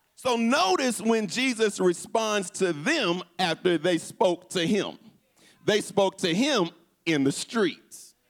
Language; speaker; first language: English; native; English